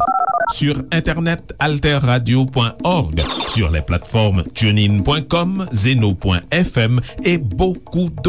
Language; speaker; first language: French; non-native, local second language; Haitian Creole